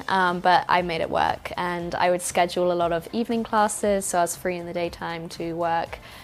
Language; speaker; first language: English; native; English